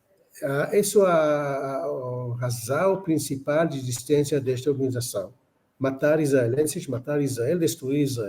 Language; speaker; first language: Portuguese; non-native, fluent; Hebrew